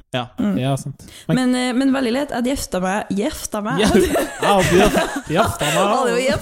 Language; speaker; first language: Norwegian; native; Norwegian